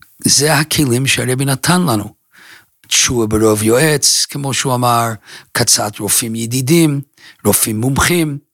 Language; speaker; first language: Hebrew; non-native, fluent; English